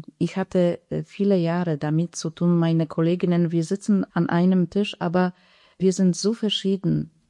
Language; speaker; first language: German; non-native, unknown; Polish